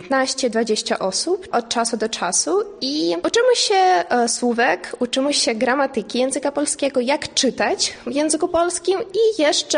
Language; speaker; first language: Polish; non-native, learner; Ukrainian